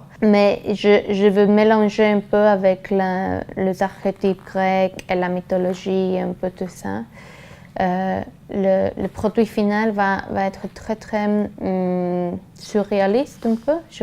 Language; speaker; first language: French; non-native, learner; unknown